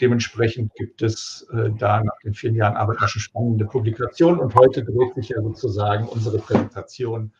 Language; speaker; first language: German; native; German